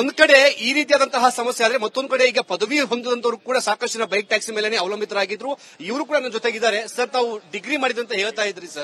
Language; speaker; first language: Kannada; native; Kannada